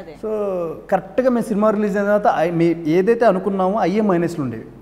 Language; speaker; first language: Telugu; native; Telugu